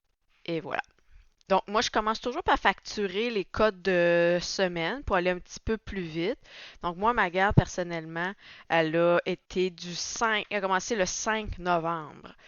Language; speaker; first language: French; native; French